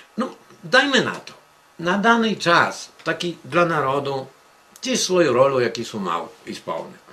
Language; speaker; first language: Polish; non-native, local second language; Rusyn